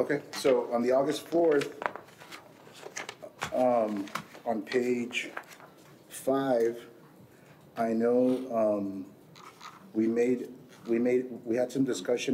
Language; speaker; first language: English; early bilingual, other home language; Spanish